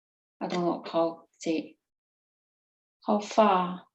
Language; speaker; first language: English; non-native, learner; Chinese